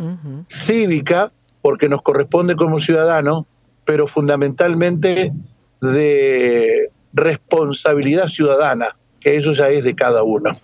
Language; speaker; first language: Spanish; native; Spanish